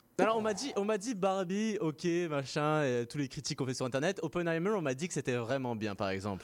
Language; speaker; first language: French; native; French